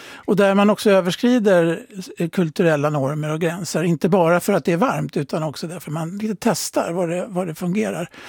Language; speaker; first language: Swedish; native; Swedish